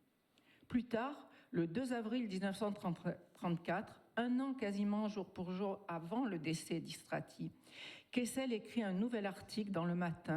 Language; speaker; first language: French; native; French